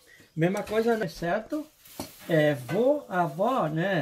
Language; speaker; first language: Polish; early bilingual, heritage; Polish